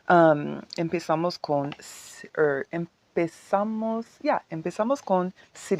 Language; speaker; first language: Spanish; non-native, learner; English